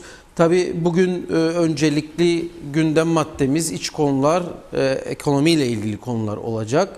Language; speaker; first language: Turkish; native; Turkish